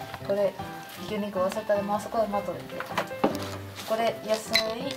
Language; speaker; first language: Japanese; non-native, learner; Spanish